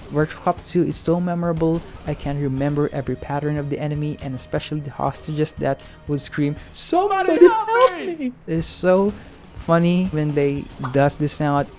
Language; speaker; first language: English; non-native, local second language; Hiligaynon